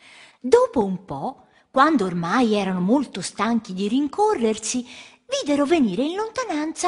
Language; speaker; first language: Italian; native; Italian